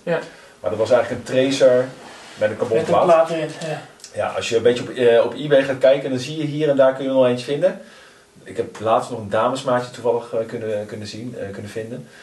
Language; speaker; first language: Dutch; native; Dutch